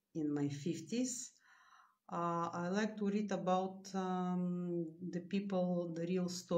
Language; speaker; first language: English; non-native, learner; Bulgarian